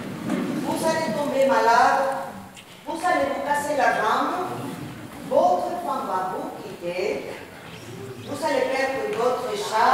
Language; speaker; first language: French; non-native, learner; Spanish